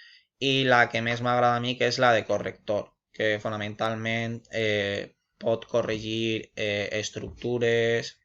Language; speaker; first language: Catalan; non-native, local second language; Spanish